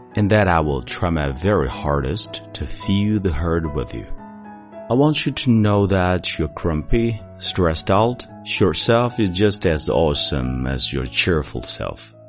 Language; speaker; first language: English; non-native, fluent; Chinese